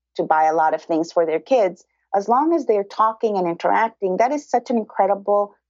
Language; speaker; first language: English; early bilingual, other home language; Spanish